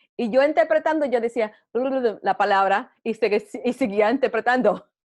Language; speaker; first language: Spanish; early bilingual, heritage; Spanish